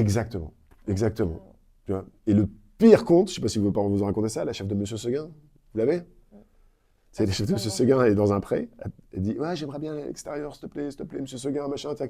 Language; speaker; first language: French; native; French